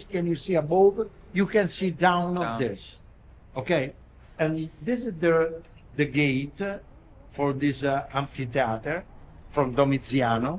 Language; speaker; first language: English; non-native, learner; Italian